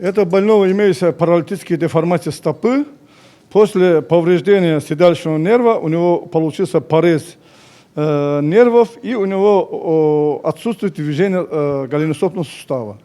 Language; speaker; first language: Russian; native; Russian